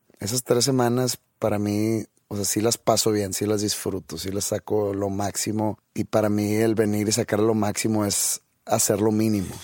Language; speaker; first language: Spanish; native; Spanish